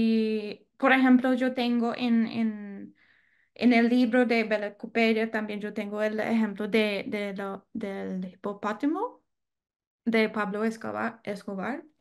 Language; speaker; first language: Spanish; non-native, learner; English